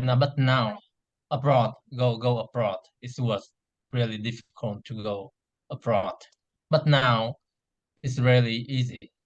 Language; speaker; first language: English; non-native, learner; Vietnamese